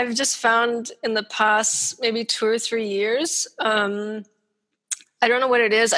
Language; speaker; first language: English; native; English